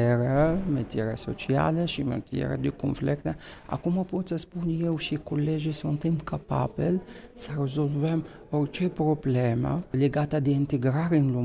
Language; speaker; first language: Romanian; non-native, fluent; Arabic